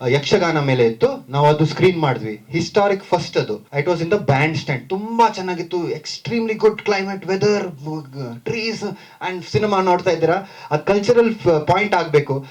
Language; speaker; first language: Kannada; non-native, local second language; Marathi